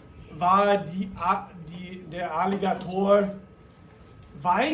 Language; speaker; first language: German; non-native, fluent; English